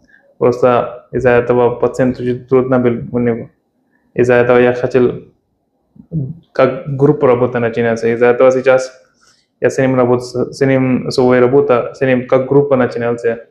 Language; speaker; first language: Russian; non-native, fluent; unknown